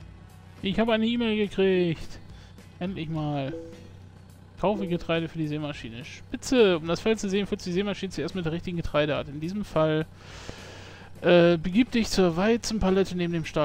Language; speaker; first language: German; native; German